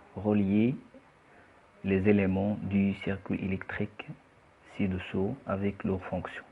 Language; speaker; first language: French; non-native, local second language; Arabic